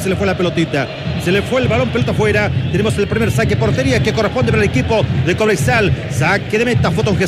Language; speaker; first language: Spanish; native; Spanish